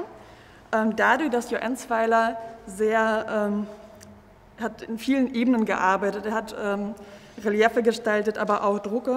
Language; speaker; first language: German; native; German